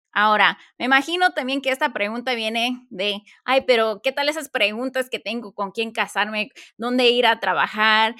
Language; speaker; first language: Spanish; early bilingual, heritage; Spanish